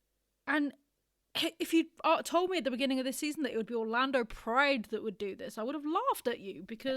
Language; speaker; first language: English; native; English